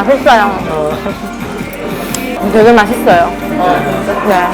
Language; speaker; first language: Korean; non-native, fluent; Vietnamese